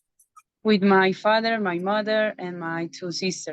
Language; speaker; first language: English; non-native, learner; Spanish